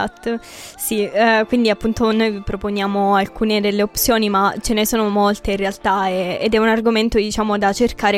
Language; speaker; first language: Italian; native; Italian